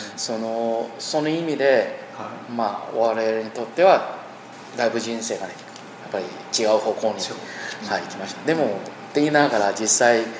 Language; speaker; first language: Japanese; non-native, fluent; Chinese